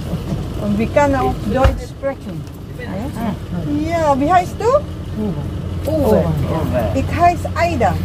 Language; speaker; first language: German; non-native, learner; Filipino